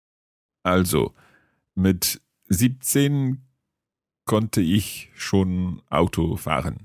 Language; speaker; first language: German; non-native, fluent; English